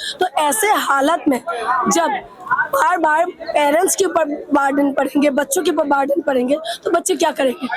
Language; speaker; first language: Hindi; non-native, local second language; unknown